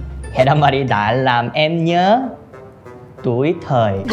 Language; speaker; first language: Vietnamese; non-native, learner; Korean